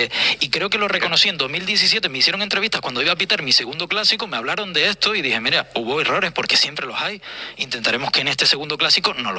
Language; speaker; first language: Spanish; native; Spanish